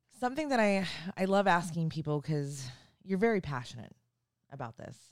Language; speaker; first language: English; native; English